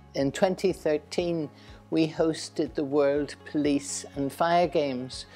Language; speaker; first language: English; native; English